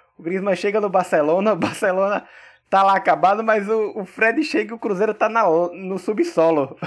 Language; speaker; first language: Portuguese; native; Portuguese